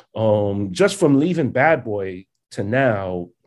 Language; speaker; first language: English; early bilingual, other home language; Haitian Creole